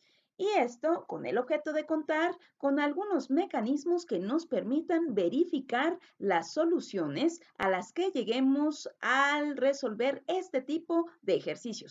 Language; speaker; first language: Spanish; native; Spanish